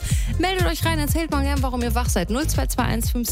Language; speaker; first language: German; native; German